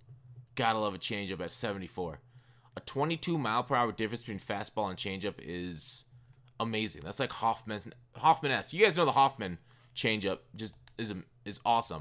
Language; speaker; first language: English; native; English